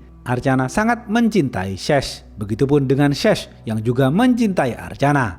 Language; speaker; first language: Indonesian; native; Indonesian